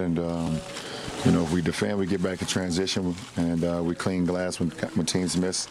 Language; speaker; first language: English; native; English